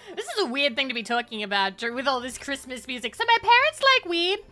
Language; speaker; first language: English; native; English